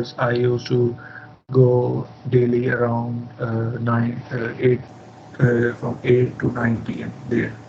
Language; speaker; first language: English; non-native, learner; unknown